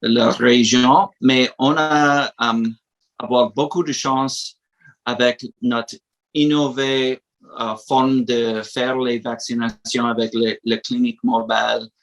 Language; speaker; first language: French; non-native, learner; English